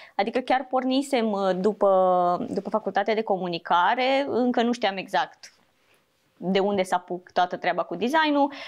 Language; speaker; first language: Romanian; native; Romanian